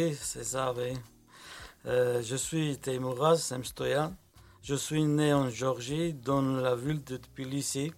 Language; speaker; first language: French; non-native, learner; Kurdish